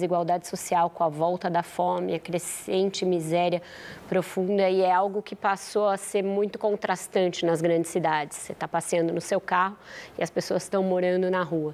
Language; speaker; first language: Portuguese; native; Portuguese